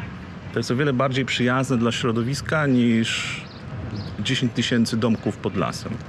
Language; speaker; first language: Polish; native; Polish